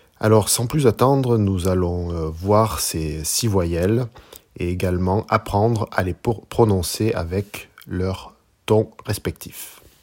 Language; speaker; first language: French; native; French